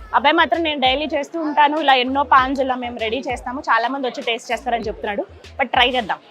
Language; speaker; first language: Telugu; native; Telugu